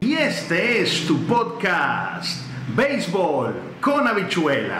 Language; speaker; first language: Spanish; native; Spanish